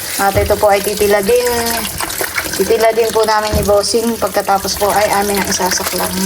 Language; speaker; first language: Filipino; native; Filipino